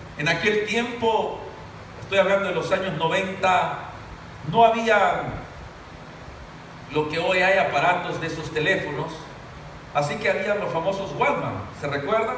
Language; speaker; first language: Spanish; native; Spanish